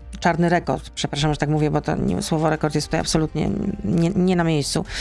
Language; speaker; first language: Polish; native; Polish